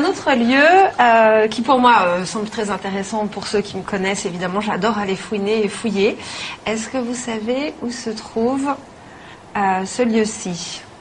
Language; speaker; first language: French; native; French